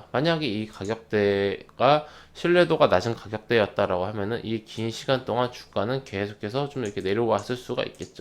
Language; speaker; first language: Korean; native; Korean